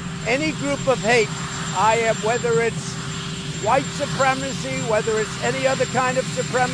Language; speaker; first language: English; native; English